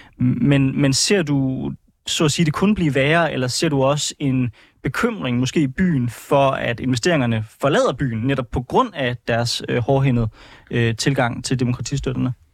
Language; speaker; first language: Danish; native; Danish